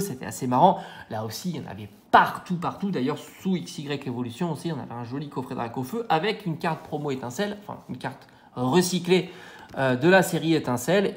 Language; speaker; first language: French; native; French